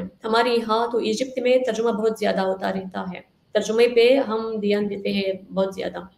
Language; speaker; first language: Hindi; non-native, fluent; Arabic